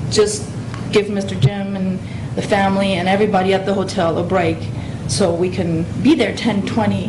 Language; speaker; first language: English; non-native, fluent; German